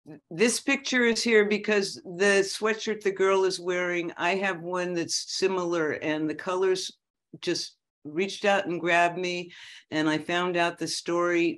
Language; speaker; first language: English; native; English